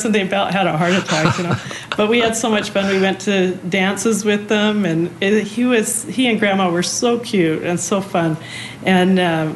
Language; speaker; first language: English; native; English